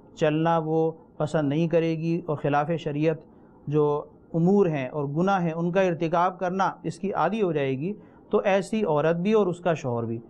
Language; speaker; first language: Urdu; native; Urdu